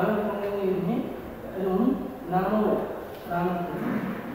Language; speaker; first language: Korean; non-native, learner; Nepali